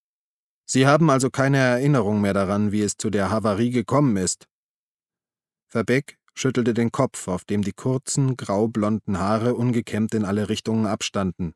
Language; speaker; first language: German; native; German